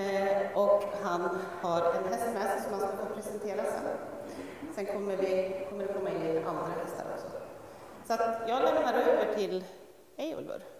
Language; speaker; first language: Swedish; native; Swedish